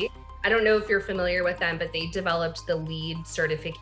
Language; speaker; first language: English; native; English